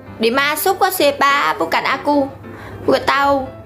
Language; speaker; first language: Indonesian; non-native, learner; Vietnamese